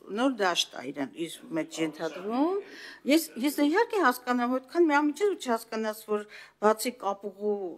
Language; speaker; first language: Armenian; native; Armenian